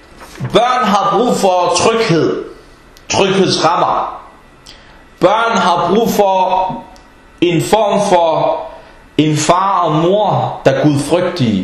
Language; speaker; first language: Danish; non-native, fluent; Arabic